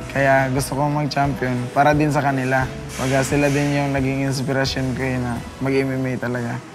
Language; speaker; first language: Filipino; non-native, local second language; Cebuano